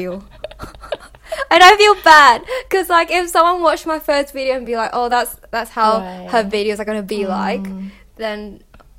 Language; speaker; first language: English; non-native, local second language; Cantonese